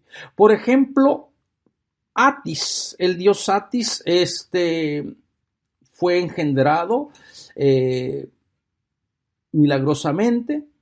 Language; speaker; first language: Spanish; native; Spanish